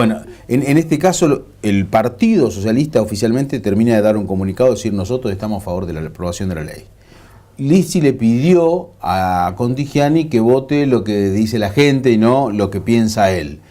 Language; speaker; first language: Spanish; native; Spanish